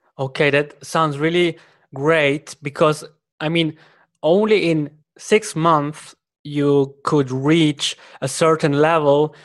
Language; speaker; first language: English; non-native, fluent; German